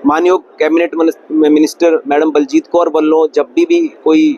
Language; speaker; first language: Hindi; non-native, local second language; Punjabi